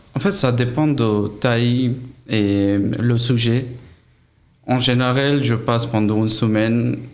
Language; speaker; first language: French; non-native, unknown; Bangla